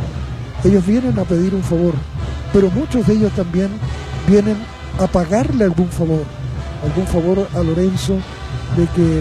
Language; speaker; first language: Spanish; native; Spanish